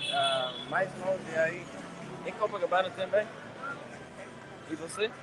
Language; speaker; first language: Portuguese; non-native, learner; English